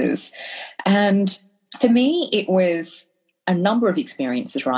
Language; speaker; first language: English; native; English